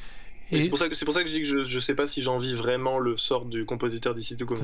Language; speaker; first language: French; native; French